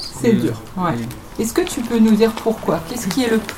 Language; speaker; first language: French; native; French